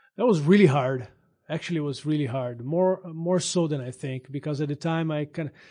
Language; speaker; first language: English; non-native, fluent; Portuguese